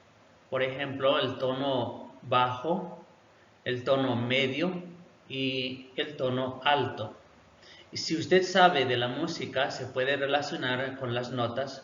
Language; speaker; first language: Spanish; non-native, local second language; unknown